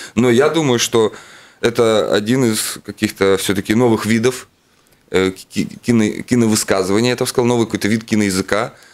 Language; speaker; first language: Russian; native; Russian